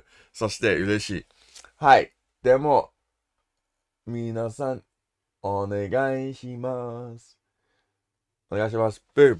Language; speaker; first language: Japanese; non-native, learner; English